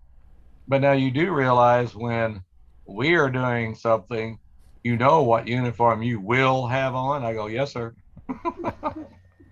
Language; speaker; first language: English; native; English